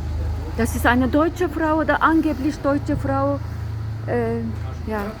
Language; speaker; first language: German; non-native, fluent; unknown